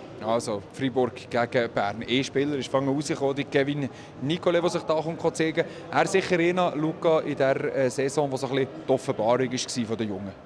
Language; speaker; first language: German; native; German